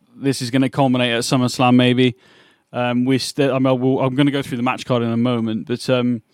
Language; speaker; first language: English; native; English